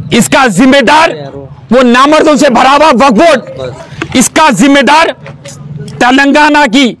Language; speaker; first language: Hindi; non-native, local second language; Urdu